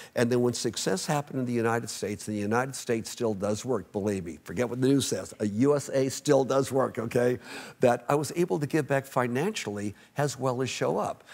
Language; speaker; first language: English; native; English